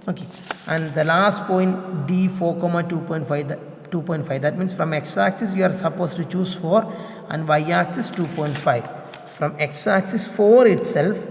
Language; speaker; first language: English; non-native, local second language; Malayalam